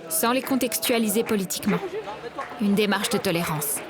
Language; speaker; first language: French; native; French